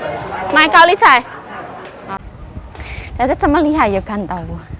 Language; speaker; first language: Chinese; non-native, learner; Javanese